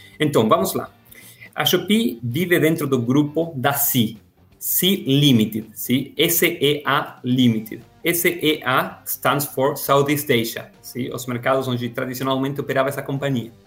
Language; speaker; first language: Portuguese; non-native, fluent; Spanish